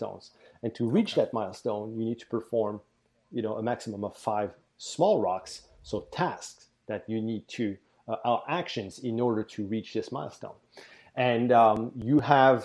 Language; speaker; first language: English; non-native, fluent; French